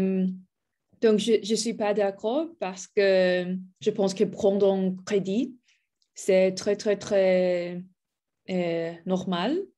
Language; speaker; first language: French; non-native, learner; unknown